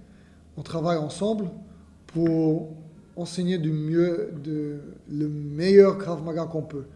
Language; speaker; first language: French; non-native, fluent; Hebrew